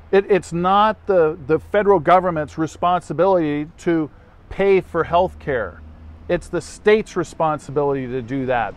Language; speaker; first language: English; native; English